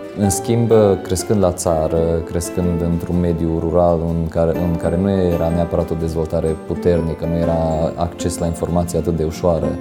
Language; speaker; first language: Romanian; non-native, local second language; Hungarian